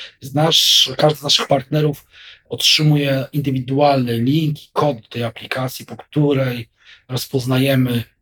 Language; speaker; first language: Polish; native; Polish